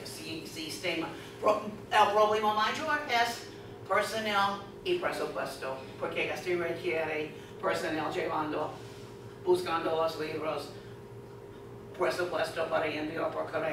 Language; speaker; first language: Spanish; non-native, fluent; English